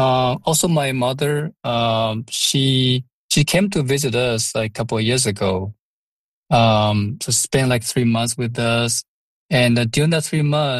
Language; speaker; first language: English; non-native, fluent; Chinese